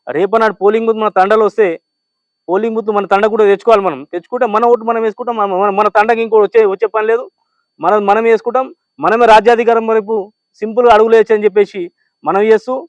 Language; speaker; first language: Telugu; non-native, local second language; Lambadi